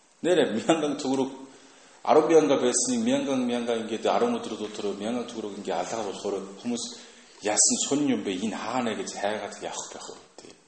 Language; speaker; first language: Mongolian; non-native, fluent; Korean